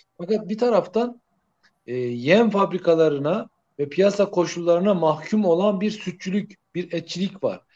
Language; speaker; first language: Turkish; native; Turkish